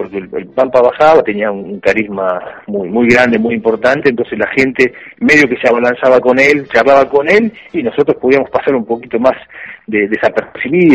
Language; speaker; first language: Spanish; native; Spanish